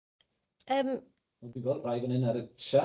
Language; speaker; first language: Welsh; native; Welsh